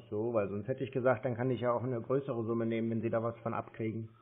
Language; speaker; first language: German; native; German